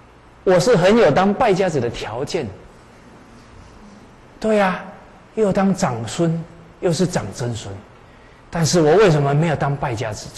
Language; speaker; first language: Chinese; native; Chinese